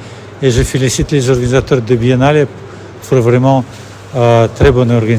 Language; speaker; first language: French; non-native, fluent; Russian